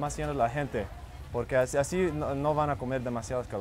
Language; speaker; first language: Spanish; early bilingual, heritage; Spanish